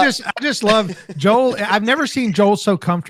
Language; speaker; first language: English; native; English